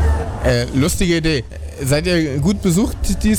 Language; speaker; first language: German; native; German